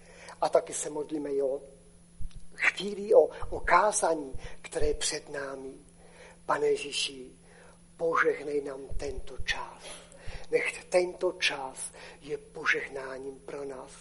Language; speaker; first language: Czech; non-native, local second language; Polish